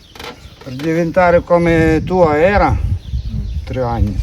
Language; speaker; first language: Italian; non-native, learner; Russian